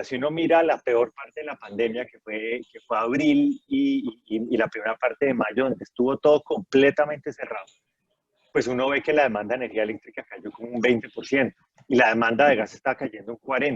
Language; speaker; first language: Spanish; native; Spanish